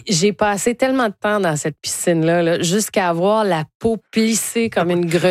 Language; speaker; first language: French; native; French